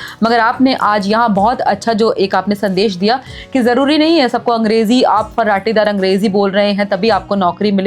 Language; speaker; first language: Hindi; native; Hindi